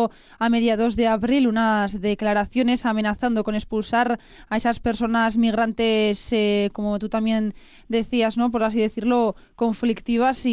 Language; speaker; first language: Spanish; native; Spanish